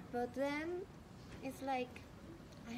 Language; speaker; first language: English; non-native, learner; Spanish